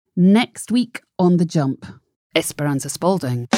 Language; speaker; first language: English; native; English